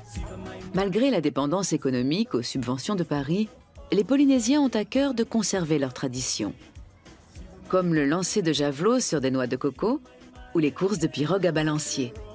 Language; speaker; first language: French; native; French